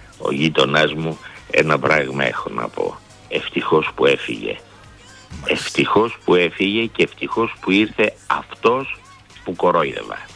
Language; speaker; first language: Greek; native; Greek